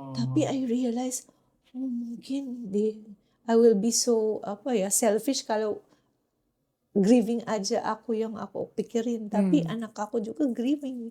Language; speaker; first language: Indonesian; non-native, fluent; Filipino